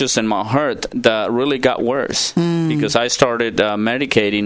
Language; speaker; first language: English; non-native, fluent; Spanish